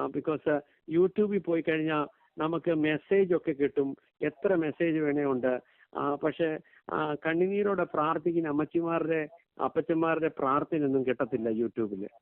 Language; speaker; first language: Malayalam; early bilingual, heritage; Malayalam